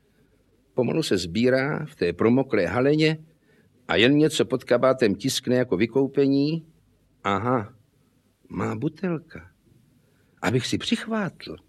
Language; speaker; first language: Czech; native; Czech